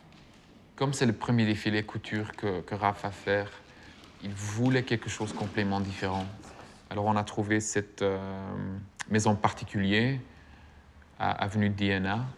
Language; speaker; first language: French; non-native, fluent; Dutch